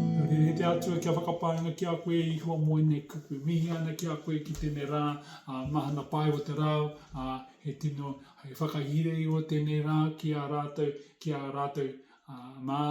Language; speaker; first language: Māori; non-native, local second language; English